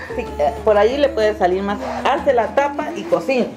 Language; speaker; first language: Spanish; native; Spanish